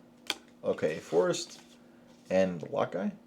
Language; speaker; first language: English; native; English